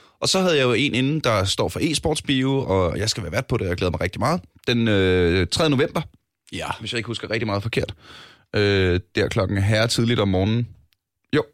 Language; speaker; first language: Danish; native; Danish